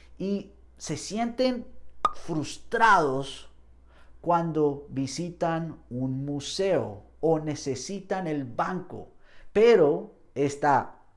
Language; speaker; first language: Spanish; non-native, fluent; English